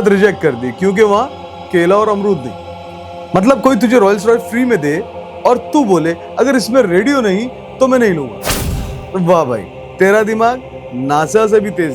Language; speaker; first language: Hindi; native; Hindi